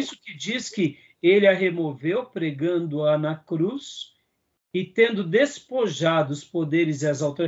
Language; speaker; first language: Portuguese; native; Portuguese